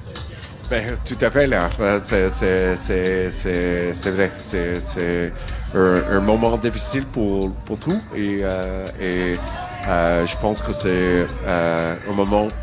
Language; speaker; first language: French; non-native, learner; English